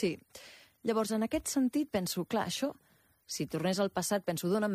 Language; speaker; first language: Catalan; native; Catalan